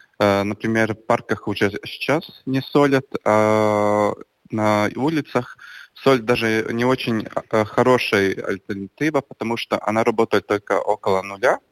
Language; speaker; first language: Russian; non-native, local second language; Latvian